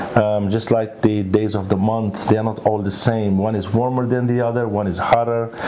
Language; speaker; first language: English; early bilingual, other home language; Arabic